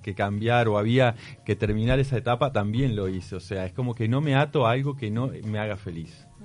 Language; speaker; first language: Spanish; native; Spanish